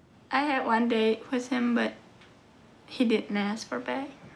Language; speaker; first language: English; early bilingual, other home language; Pennsylvania German